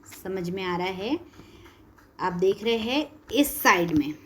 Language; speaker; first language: Hindi; non-native, local second language; Marathi